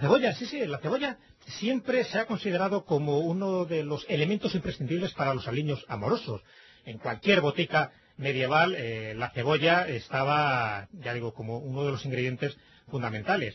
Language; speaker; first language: Spanish; native; Spanish